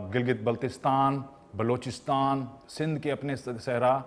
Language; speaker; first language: Urdu; native; Urdu